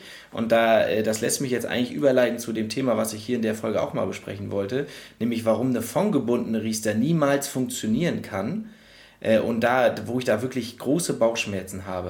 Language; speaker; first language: German; native; German